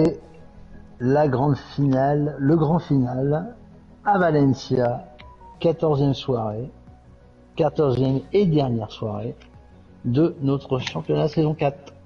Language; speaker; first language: French; native; French